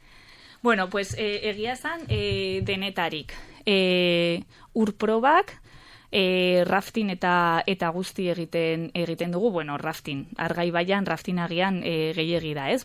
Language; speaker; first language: Basque; non-native, local second language; Spanish